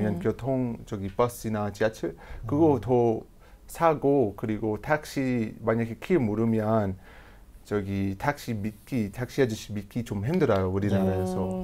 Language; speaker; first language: Korean; non-native, fluent; English